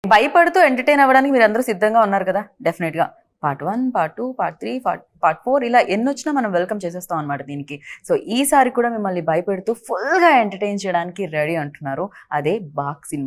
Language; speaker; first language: Telugu; native; Telugu